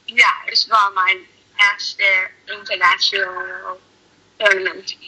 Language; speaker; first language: German; non-native, learner; English